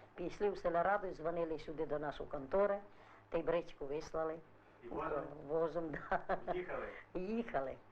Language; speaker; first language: Ukrainian; non-native, fluent; Italian